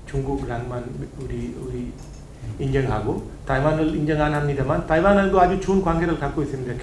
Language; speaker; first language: Korean; non-native, learner; Hindi